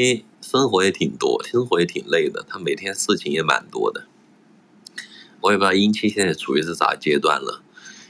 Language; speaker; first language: Chinese; native; Chinese